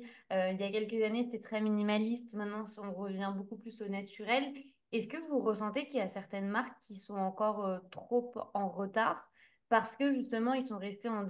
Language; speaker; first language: French; native; French